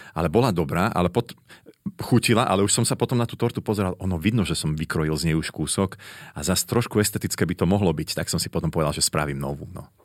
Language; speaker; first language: Slovak; native; Slovak